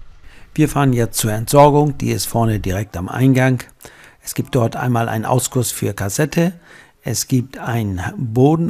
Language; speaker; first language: German; native; German